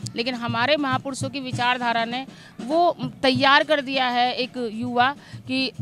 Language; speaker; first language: Hindi; native; Hindi